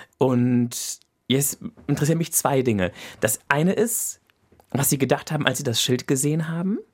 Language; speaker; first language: German; native; German